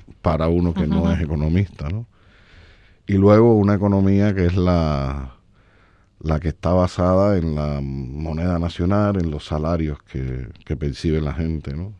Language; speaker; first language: Spanish; native; Spanish